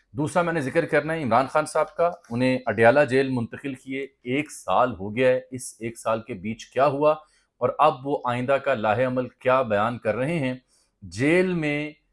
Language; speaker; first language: Urdu; native; Urdu